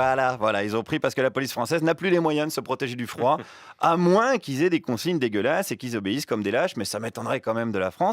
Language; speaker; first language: French; native; French